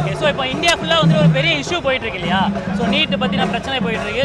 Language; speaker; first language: Tamil; native; Tamil